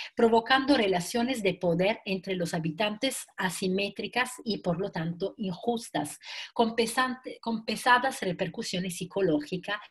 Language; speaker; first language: Spanish; non-native, fluent; Italian